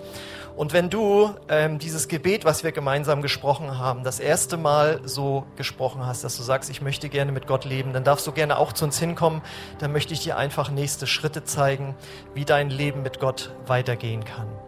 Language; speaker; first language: German; native; German